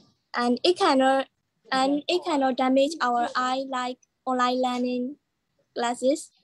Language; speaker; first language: English; non-native, learner; Burmese